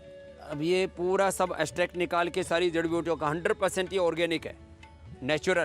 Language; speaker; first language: Hindi; non-native, local second language; Gujarati